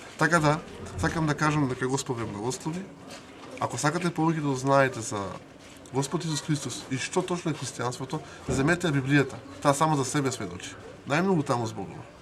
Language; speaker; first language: Macedonian; non-native, local second language; Romany